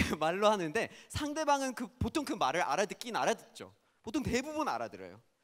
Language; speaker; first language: Korean; non-native, fluent; English